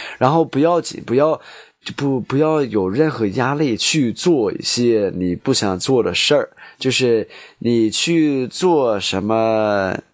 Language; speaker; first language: Chinese; non-native, fluent; English